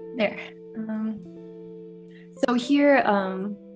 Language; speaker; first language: English; native; English